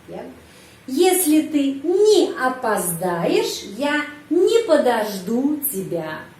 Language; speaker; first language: Russian; non-native, fluent; Indonesian